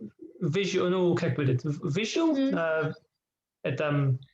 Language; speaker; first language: Russian; non-native, learner; English